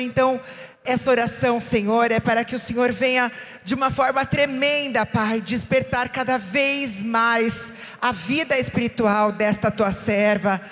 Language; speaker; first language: Portuguese; native; Portuguese